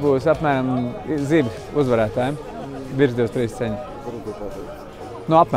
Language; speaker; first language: Latvian; native; Latvian